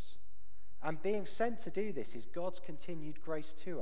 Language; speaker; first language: English; native; English